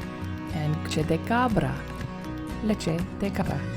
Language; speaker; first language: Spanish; non-native, fluent; English